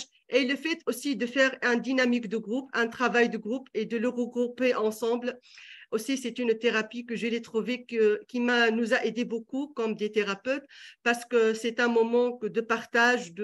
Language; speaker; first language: French; non-native, local second language; Arabic